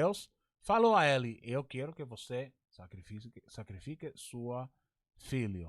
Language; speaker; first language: Portuguese; non-native, learner; English